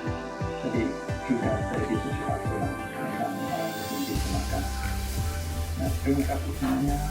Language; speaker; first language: Indonesian; non-native, learner; English